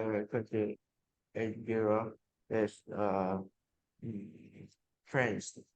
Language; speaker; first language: English; non-native, learner; Vietnamese